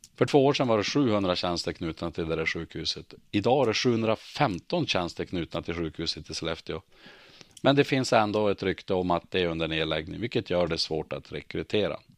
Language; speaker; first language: Swedish; native; Swedish